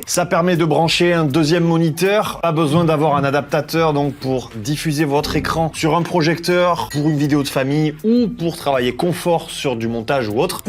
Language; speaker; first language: French; native; French